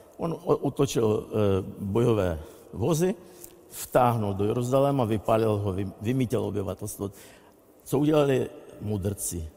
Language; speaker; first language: Czech; non-native, fluent; Russian